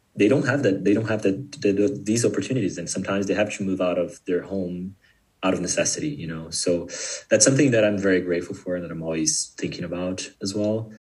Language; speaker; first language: English; non-native, fluent; Portuguese